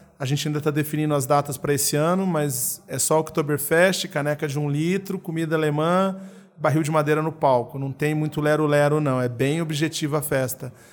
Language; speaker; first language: Portuguese; native; Portuguese